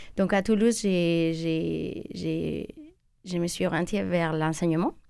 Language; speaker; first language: French; non-native, fluent; Spanish